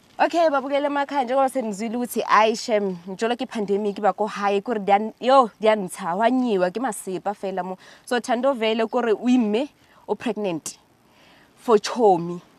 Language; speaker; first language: Zulu; non-native, local second language; Southern Sotho